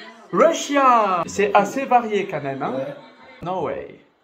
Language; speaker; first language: French; native; French